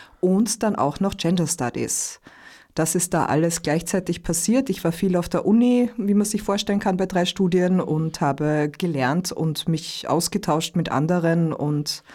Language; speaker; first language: German; native; German